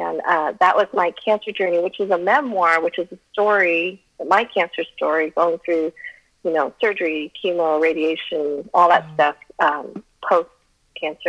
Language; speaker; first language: English; early bilingual, other home language; Chinese